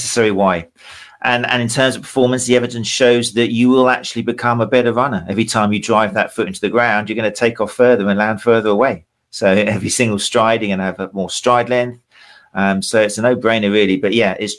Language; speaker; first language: English; native; English